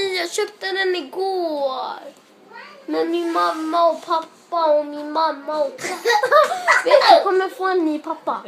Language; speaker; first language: Swedish; early bilingual, other home language; Arabic